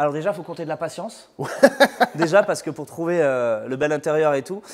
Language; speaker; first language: French; native; French